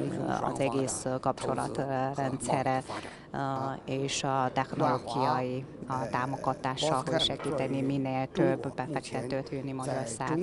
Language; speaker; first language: Hungarian; non-native, learner; Chinese